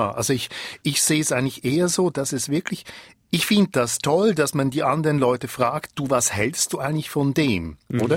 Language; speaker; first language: German; native; German